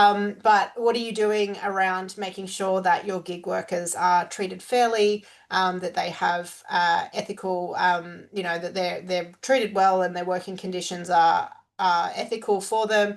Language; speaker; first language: English; native; English